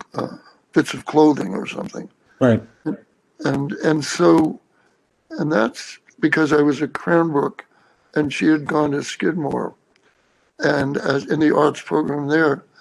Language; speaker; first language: English; native; English